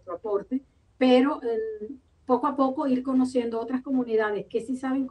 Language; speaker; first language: Spanish; native; Spanish